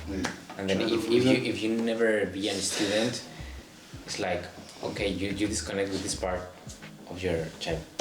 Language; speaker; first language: English; non-native, learner; Spanish